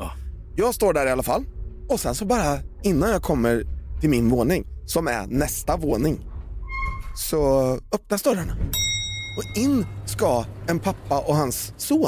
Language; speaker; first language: Swedish; native; Swedish